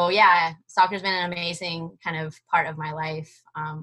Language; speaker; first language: English; early bilingual, other home language; Spanish